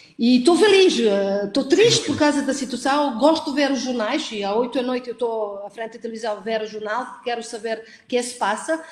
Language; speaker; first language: Portuguese; non-native, fluent; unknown